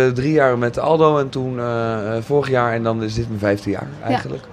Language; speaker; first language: Dutch; native; Dutch